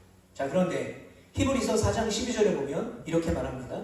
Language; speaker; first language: Korean; native; Korean